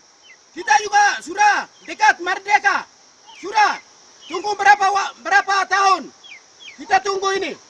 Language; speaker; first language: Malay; non-native, local second language; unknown